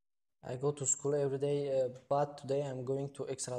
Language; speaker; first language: English; non-native, learner; Tajik